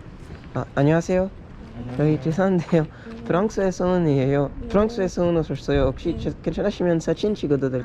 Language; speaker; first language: Korean; non-native, learner; French